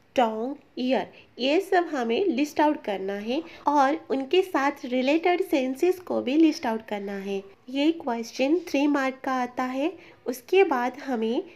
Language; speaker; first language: Hindi; non-native, local second language; Bangla